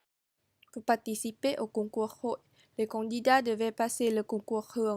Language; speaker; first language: French; non-native, fluent; Vietnamese